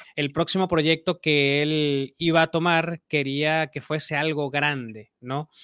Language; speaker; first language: Spanish; native; Spanish